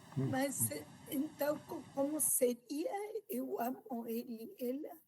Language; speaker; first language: Portuguese; non-native, fluent; Spanish